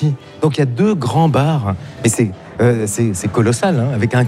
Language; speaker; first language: French; native; French